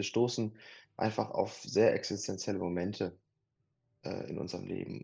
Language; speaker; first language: German; native; German